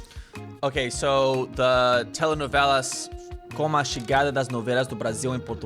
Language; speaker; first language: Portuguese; non-native, learner; English